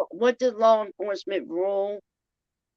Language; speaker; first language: English; native; English